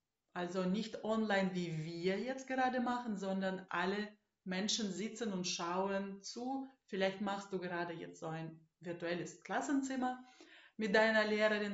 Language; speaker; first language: German; non-native, fluent; Russian